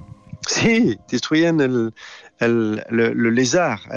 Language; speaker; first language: Spanish; non-native, fluent; French